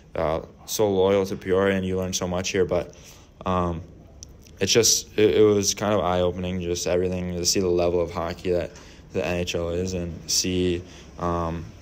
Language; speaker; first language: English; native; English